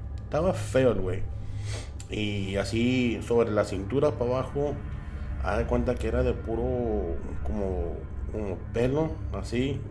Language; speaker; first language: Spanish; early bilingual, heritage; Spanish